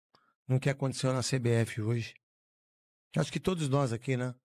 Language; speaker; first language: Portuguese; native; Portuguese